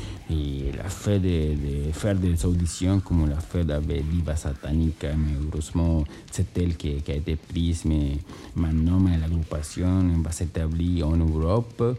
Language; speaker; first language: French; non-native, learner; Spanish